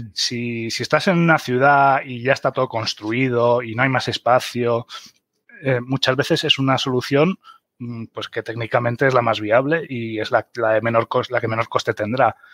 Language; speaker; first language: Spanish; early bilingual, other home language; German